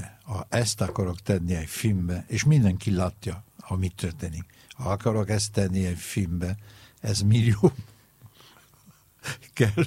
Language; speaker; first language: Hungarian; non-native, learner; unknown